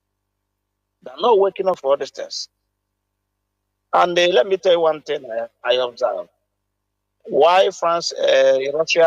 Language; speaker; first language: English; non-native, local second language; Igbo